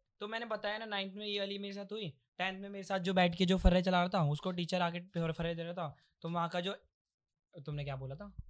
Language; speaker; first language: Hindi; native; Hindi